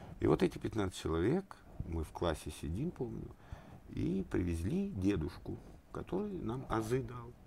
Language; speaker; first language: Russian; native; Russian